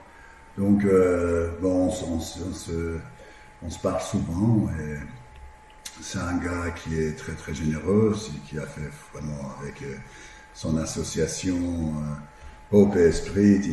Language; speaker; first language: French; non-native, fluent; Persian